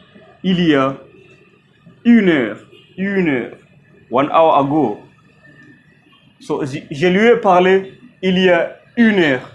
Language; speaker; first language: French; non-native, fluent; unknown